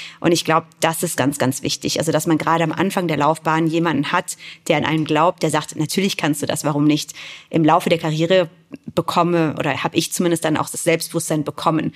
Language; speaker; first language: German; native; German